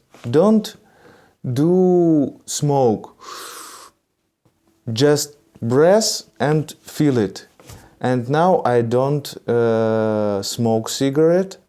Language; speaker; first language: English; non-native, learner; Russian